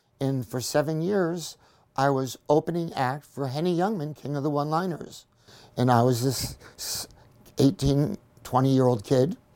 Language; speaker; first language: English; native; English